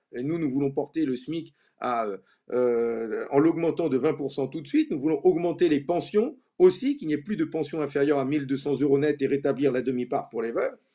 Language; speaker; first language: French; native; French